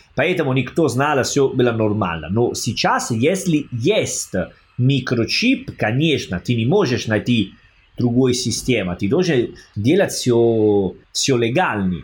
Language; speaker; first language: Russian; non-native, learner; Italian